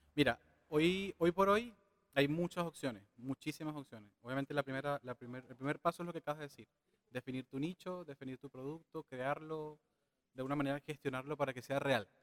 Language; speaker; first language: Spanish; native; Spanish